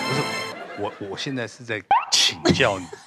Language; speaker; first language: Chinese; native; Chinese